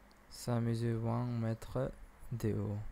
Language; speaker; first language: French; non-native, learner; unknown